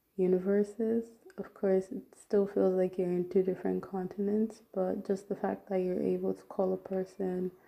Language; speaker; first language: English; non-native, local second language; Yoruba